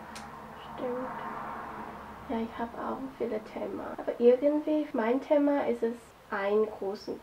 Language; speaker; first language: German; non-native, learner; Korean